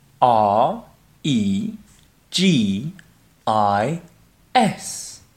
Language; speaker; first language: English; non-native, fluent; French